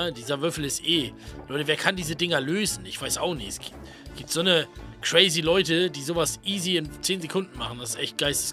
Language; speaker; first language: German; native; German